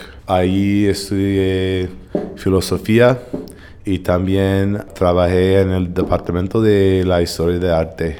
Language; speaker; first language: Spanish; non-native, fluent; English